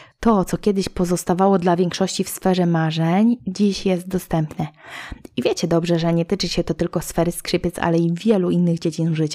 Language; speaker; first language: Polish; native; Polish